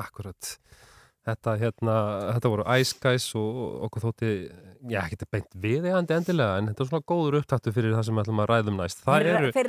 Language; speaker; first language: Icelandic; native; Icelandic